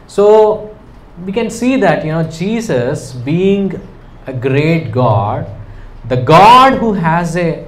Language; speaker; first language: English; non-native, local second language; Telugu